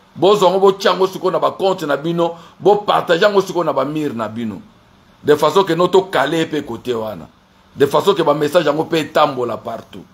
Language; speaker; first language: Lingala; native; Lingala